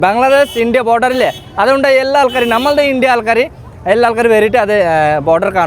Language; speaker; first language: Malayalam; non-native, learner; Bangla